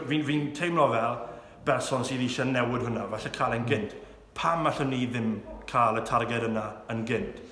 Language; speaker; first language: Welsh; non-native, local second language; English